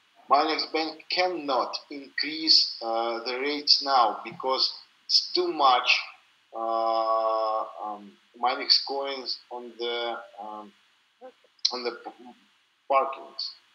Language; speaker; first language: English; non-native, learner; Russian